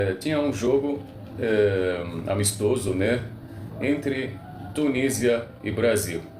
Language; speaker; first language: Portuguese; non-native, local second language; Arabic